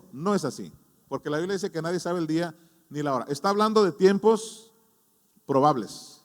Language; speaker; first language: Spanish; native; Spanish